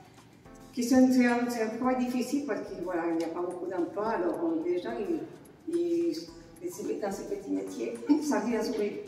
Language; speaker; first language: French; non-native, fluent; Spanish